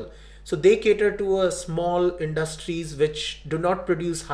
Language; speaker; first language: English; non-native, local second language; Gujarati